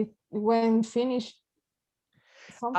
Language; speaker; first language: English; non-native, learner; Spanish